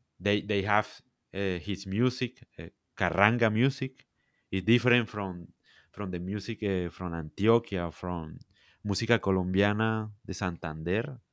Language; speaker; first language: English; non-native, learner; Spanish